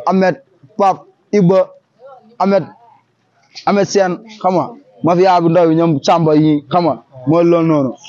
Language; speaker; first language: Wolof; non-native, local second language; Fula